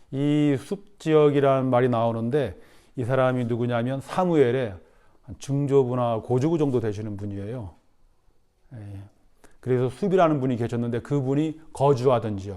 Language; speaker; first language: Korean; native; Korean